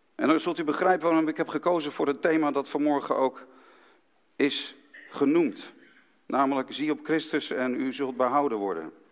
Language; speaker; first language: Dutch; native; Dutch